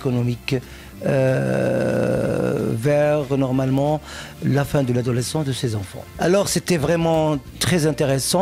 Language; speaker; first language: French; non-native, local second language; Arabic